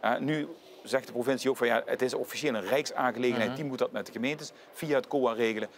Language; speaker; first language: Dutch; native; Dutch